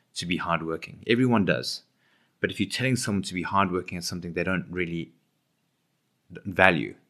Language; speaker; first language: English; native; English